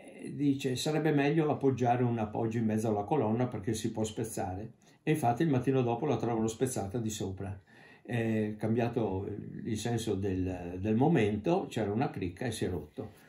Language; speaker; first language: Italian; native; Italian